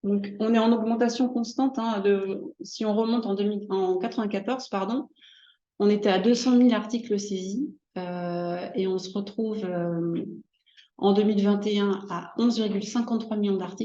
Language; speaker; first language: French; native; French